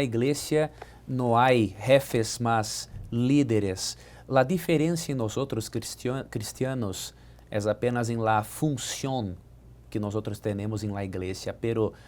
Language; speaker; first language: Spanish; non-native, learner; Portuguese